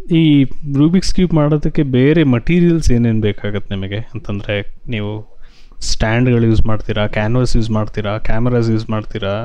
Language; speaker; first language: Kannada; native; Kannada